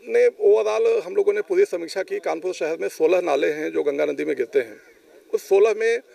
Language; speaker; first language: Hindi; native; Hindi